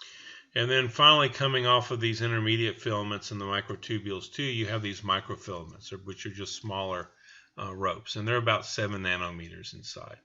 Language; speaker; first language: English; native; English